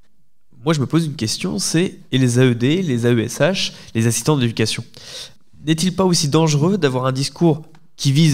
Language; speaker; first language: French; native; French